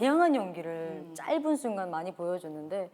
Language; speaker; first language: Korean; native; Korean